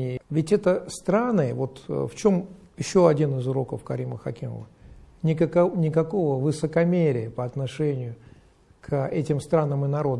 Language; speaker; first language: Russian; native; Russian